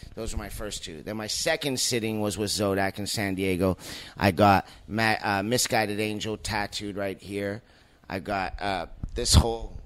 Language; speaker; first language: English; native; English